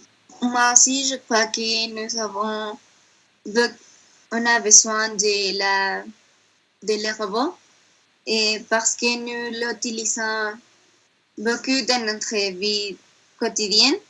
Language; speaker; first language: French; non-native, learner; Spanish